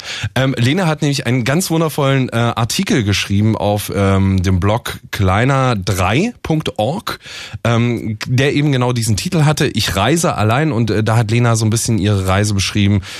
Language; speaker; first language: German; native; German